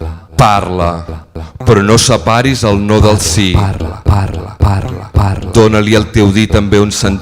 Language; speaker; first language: Catalan; native; Catalan